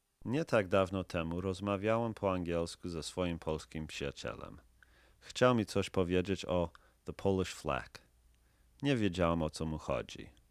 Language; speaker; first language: Polish; non-native, fluent; English